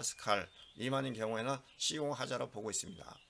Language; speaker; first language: Korean; native; Korean